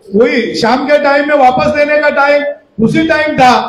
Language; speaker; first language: Hindi; non-native, local second language; Marathi